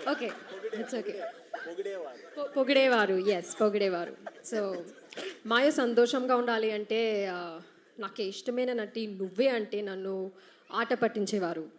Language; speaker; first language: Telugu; non-native, learner; Malayalam